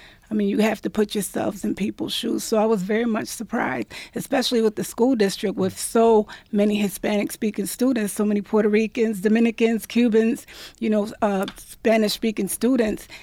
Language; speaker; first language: English; non-native, local second language; Spanish